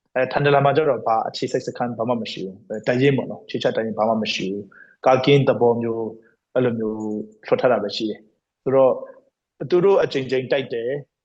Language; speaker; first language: Burmese; non-native, local second language; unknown